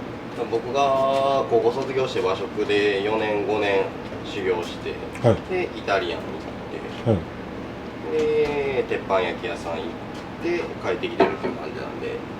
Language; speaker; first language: Japanese; native; Japanese